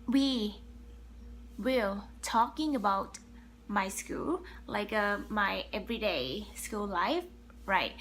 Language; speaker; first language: English; non-native, learner; Thai